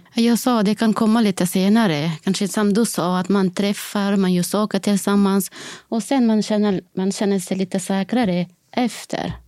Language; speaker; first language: Swedish; non-native, fluent; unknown